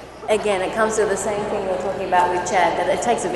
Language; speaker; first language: English; native; English